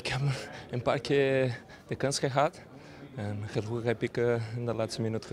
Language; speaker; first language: Dutch; non-native, fluent; Portuguese